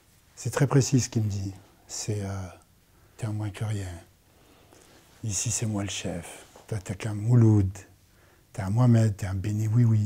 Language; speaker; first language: French; native; French